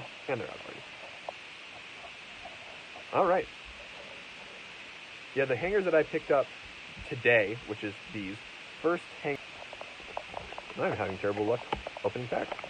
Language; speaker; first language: English; native; English